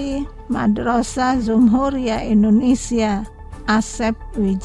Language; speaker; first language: Arabic; non-native, fluent; Indonesian